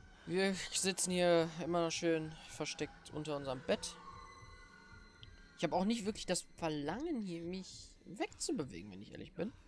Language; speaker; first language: German; native; German